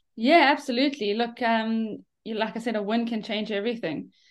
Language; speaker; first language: English; native; English